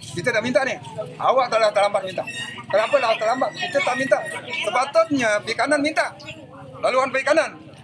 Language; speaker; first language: Malay; non-native, local second language; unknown